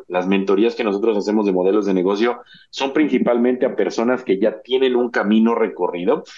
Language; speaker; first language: Spanish; native; Spanish